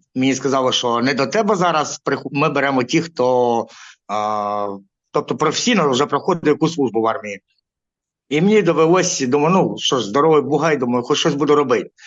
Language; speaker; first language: Ukrainian; non-native, local second language; Russian